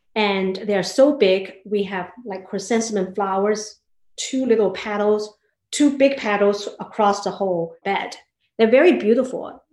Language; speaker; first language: English; non-native, fluent; Chinese